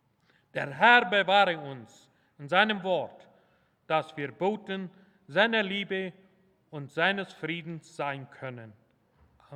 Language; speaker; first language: German; non-native, local second language; Plautdietsch